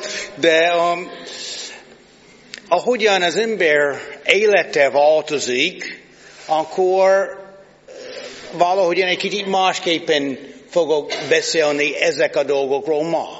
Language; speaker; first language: Hungarian; non-native, fluent; English